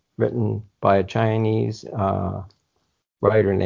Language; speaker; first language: English; native; English